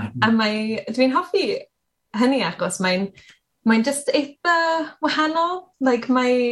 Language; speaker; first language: Welsh; non-native, learner; English